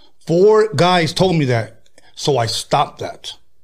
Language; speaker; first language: English; early bilingual, other home language; Spanish